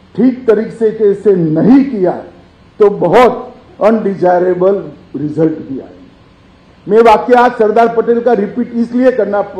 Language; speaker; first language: Hindi; non-native, local second language; Gujarati